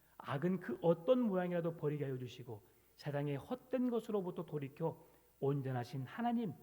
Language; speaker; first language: Korean; native; Korean